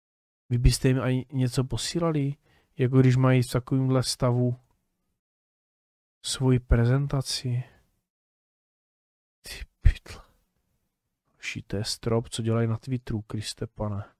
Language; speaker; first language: Czech; native; Czech